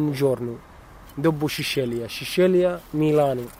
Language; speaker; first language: Italian; non-native, learner; Arabic